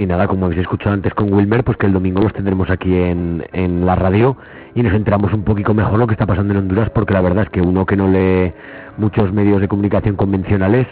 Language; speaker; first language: Spanish; native; Spanish